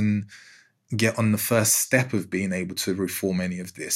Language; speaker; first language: English; native; English